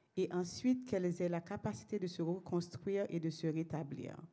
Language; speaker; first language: French; native; French